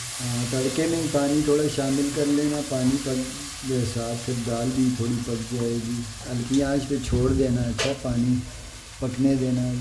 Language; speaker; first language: Urdu; non-native, local second language; Punjabi